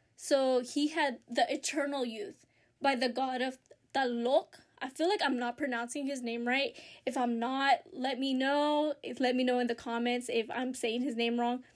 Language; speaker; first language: English; early bilingual, other home language; Spanish